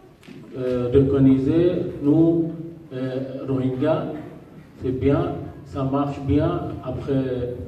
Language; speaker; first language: French; non-native, learner; Rohingya